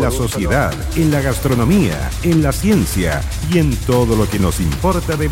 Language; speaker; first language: Spanish; native; Spanish